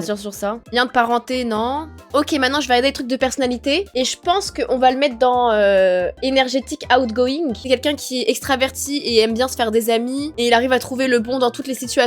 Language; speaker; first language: French; native; French